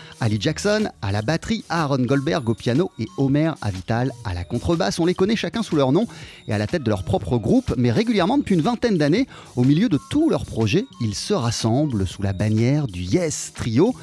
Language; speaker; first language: French; native; French